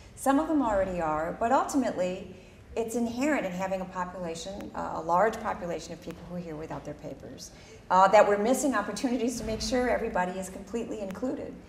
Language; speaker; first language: English; native; English